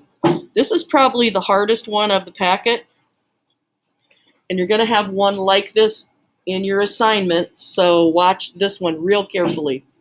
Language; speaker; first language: English; native; English